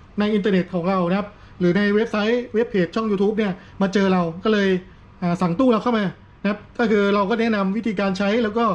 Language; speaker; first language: Thai; native; Thai